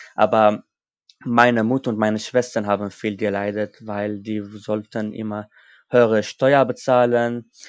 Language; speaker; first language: German; non-native, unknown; Armenian